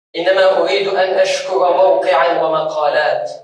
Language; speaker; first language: Arabic; non-native, fluent; French